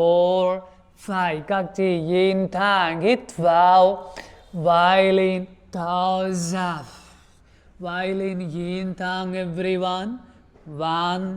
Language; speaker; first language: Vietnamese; non-native, learner; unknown